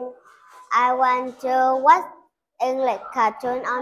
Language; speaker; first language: English; non-native, learner; Vietnamese